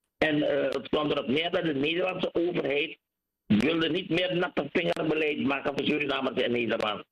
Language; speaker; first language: Dutch; native; Dutch